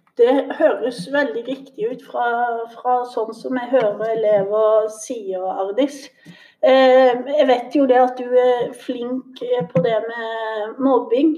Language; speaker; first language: Norwegian; native; Norwegian